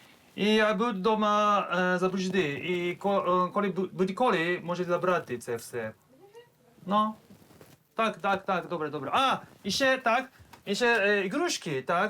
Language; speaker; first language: Ukrainian; non-native, learner; Japanese